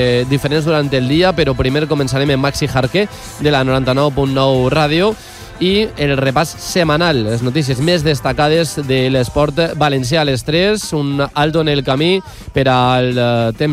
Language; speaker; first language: Catalan; native; Catalan